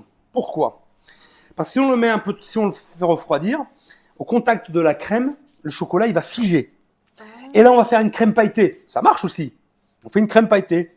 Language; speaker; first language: French; native; French